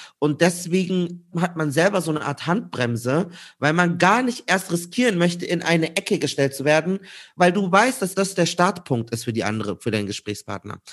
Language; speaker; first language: German; native; German